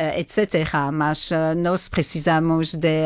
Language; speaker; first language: Portuguese; non-native, fluent; French